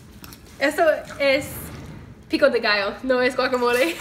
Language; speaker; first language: Spanish; non-native, learner; English